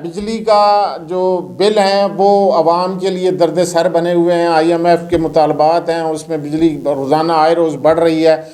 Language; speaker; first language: Urdu; non-native, local second language; Punjabi